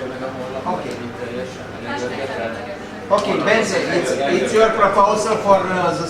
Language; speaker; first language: English; non-native, learner; Romanian